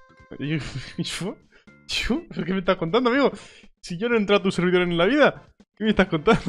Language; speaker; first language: Spanish; native; Spanish